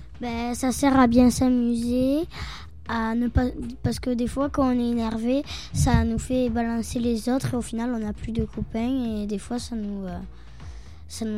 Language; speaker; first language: French; native; French